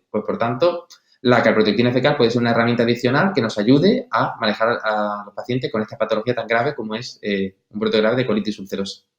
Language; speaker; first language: Spanish; native; Spanish